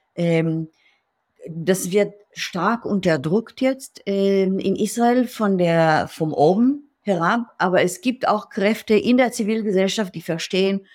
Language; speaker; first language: German; non-native, fluent; Hebrew